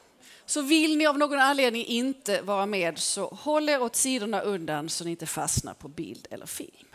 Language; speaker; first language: Swedish; native; Swedish